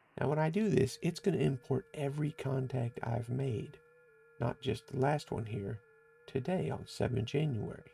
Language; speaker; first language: English; native; English